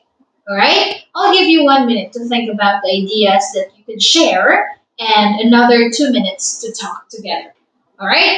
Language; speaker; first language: English; non-native, fluent; Vietnamese